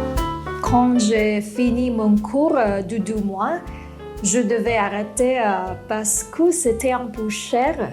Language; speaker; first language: French; non-native, fluent; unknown